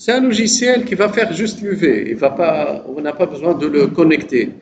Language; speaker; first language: French; non-native, local second language; Arabic